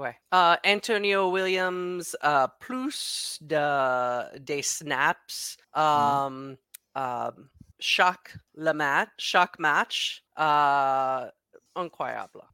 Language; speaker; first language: French; non-native, learner; English